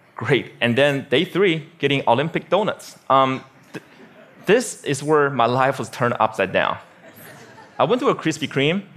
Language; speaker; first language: English; non-native, fluent; Chinese